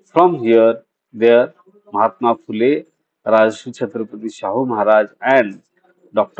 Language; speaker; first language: English; non-native, local second language; Marathi